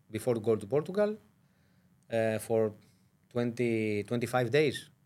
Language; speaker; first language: English; non-native, fluent; Greek